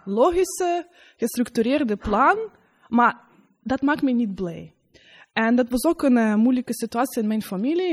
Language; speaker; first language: Dutch; non-native, learner; Russian